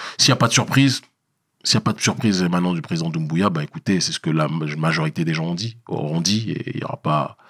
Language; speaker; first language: French; native; French